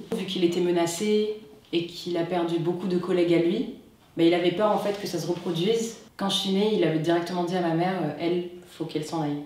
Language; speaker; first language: French; non-native, local second language; Arabic